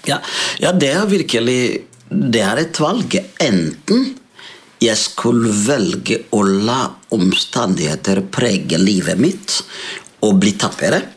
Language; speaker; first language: Swedish; non-native, fluent; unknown